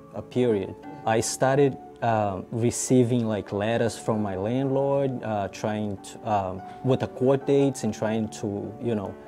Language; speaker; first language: English; non-native, fluent; Haitian Creole